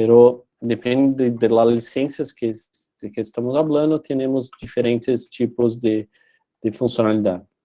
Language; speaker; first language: Spanish; non-native, learner; Portuguese